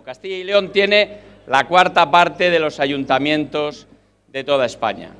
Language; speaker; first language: Spanish; native; Spanish